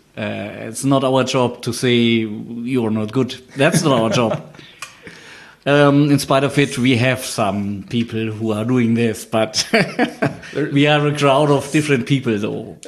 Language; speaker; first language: English; non-native, learner; German